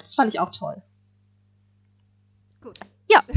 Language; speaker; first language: German; native; German